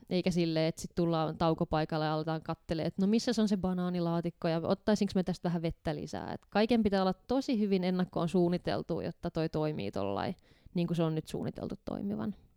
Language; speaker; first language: Finnish; native; Finnish